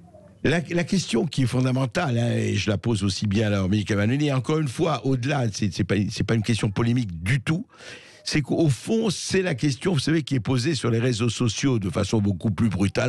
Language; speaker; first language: French; native; French